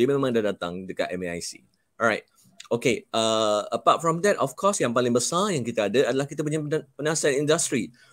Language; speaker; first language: Malay; native; Malay